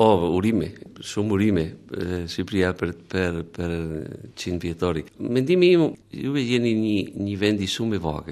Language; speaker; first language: Albanian; non-native, learner; Spanish